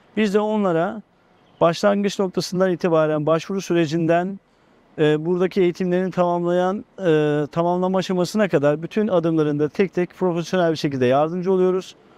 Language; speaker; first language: Turkish; native; Turkish